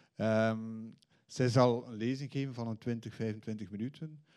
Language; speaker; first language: Dutch; native; Dutch